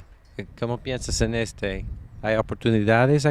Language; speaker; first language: Spanish; non-native, fluent; English